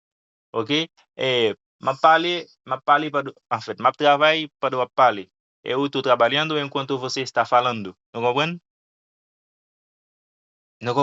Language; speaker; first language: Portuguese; non-native, fluent; Haitian Creole